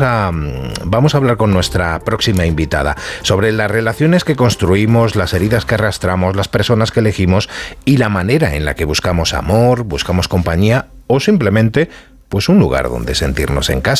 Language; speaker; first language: Spanish; native; Spanish